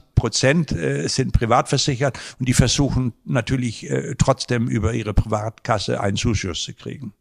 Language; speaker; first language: German; non-native, fluent; Danish